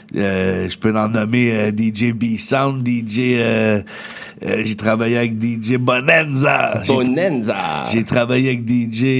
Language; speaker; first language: French; native; French